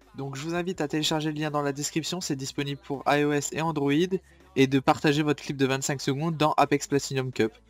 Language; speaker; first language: French; native; French